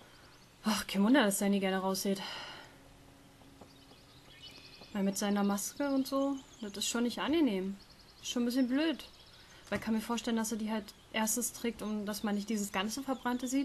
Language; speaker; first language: German; native; German